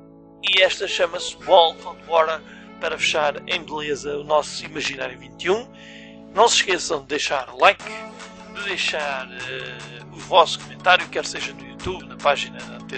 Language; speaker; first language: Portuguese; native; Portuguese